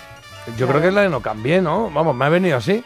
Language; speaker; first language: Spanish; native; Spanish